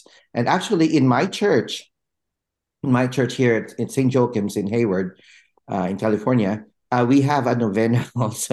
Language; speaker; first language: English; non-native, local second language; Filipino